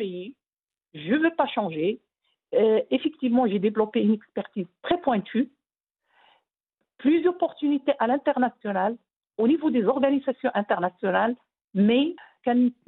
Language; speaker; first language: French; non-native, local second language; Arabic